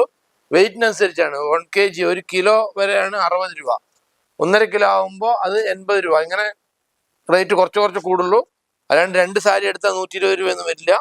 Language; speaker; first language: Malayalam; native; Malayalam